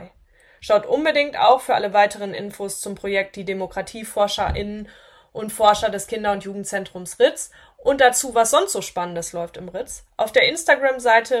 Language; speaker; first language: German; native; German